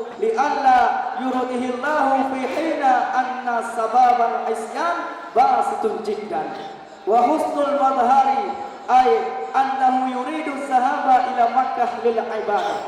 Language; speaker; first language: Arabic; non-native, learner; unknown